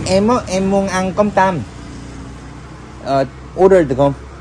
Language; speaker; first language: Vietnamese; non-native, learner; Korean